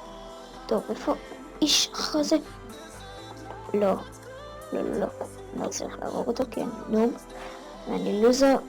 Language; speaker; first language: Hebrew; native; Hebrew